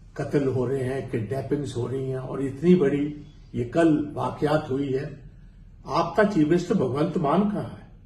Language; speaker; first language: Hindi; non-native, local second language; Punjabi